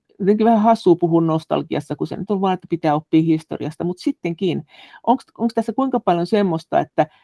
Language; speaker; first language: Finnish; native; Finnish